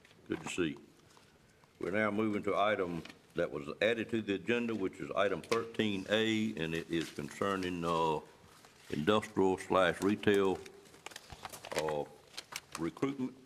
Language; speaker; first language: English; native; English